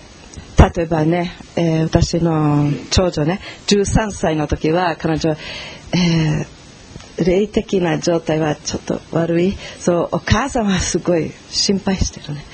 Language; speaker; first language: Japanese; non-native, fluent; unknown